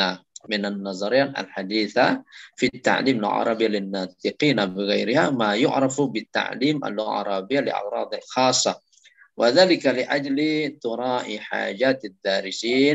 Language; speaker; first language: Arabic; non-native, fluent; Indonesian